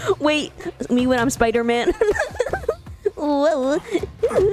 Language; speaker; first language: English; native; English